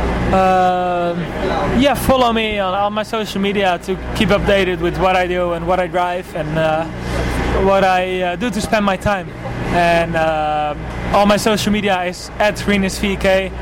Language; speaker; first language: English; non-native, fluent; Dutch